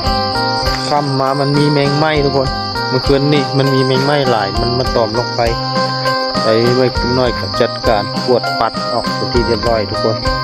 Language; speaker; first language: Thai; non-native, local second language; Lao